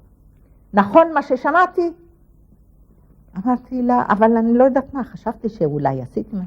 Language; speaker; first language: Hebrew; non-native, fluent; Polish